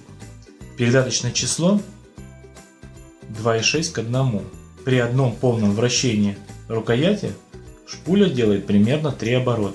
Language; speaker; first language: Russian; native; Russian